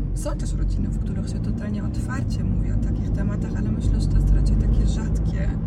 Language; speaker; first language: Polish; non-native, fluent; Croatian